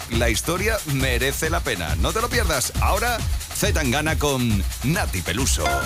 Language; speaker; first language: Spanish; native; Spanish